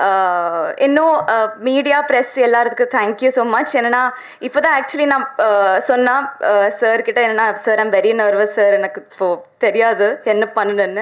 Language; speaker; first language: Tamil; non-native, learner; Telugu